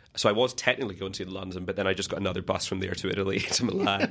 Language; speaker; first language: English; native; English